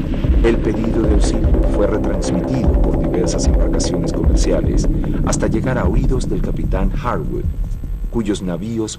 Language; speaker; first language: Spanish; native; Spanish